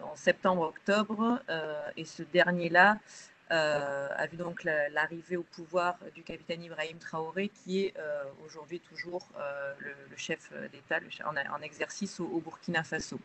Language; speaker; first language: French; native; French